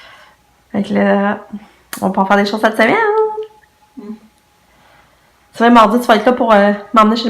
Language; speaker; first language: French; native; French